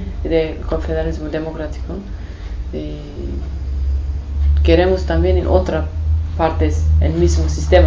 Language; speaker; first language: Spanish; non-native, learner; Kurdish